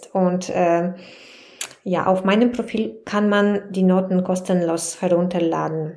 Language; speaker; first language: German; non-native, fluent; Polish